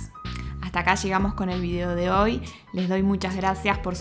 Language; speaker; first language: Spanish; native; Spanish